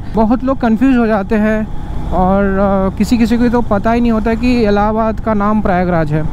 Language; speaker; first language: Hindi; native; Hindi